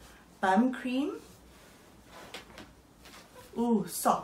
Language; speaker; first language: English; native; English